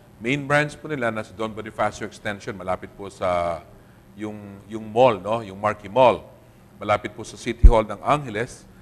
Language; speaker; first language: Filipino; non-native, local second language; Pampanga